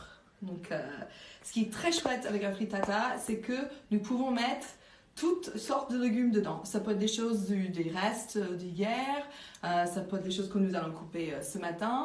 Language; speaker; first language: French; non-native, fluent; English